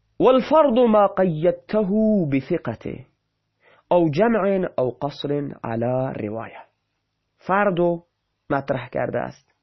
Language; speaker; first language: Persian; non-native, local second language; Baluchi